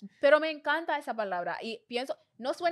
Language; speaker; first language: Spanish; non-native, learner; English